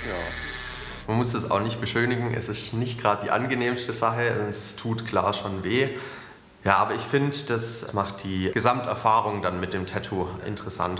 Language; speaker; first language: German; native; German